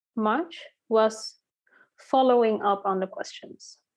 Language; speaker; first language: English; early bilingual, heritage; Dutch